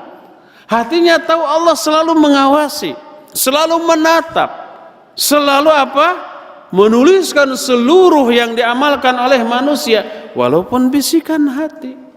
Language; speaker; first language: Indonesian; native; Indonesian